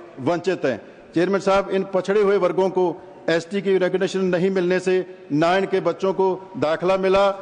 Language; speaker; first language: Hindi; non-native, local second language; Punjabi